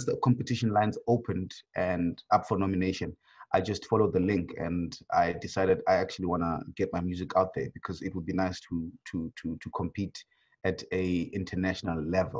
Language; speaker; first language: English; non-native, local second language; Swati